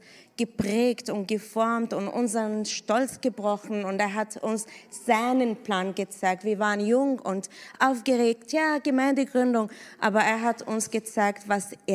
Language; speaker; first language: German; non-native, fluent; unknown